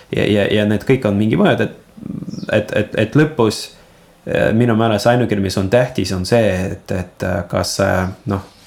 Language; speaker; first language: Estonian; non-native, local second language; Russian